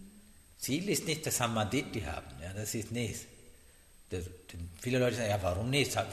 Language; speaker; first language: German; non-native, fluent; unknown